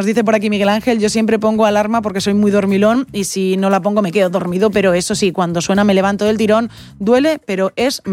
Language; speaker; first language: Spanish; native; Spanish